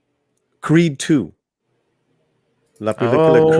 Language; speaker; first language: Spanish; early bilingual, heritage; English